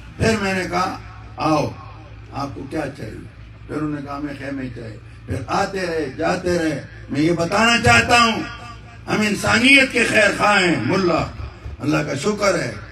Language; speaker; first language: Urdu; non-native, local second language; Northern Hindko